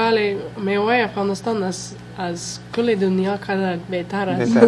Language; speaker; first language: Persian; non-native, local second language; English